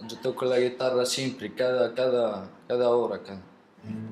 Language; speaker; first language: Spanish; non-native, learner; Arabic